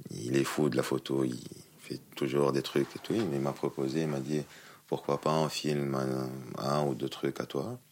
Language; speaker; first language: French; non-native, local second language; Arabic